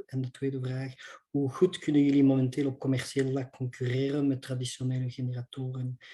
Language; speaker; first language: Dutch; non-native, local second language; French